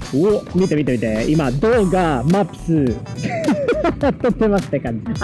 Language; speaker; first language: Japanese; non-native, fluent; Spanish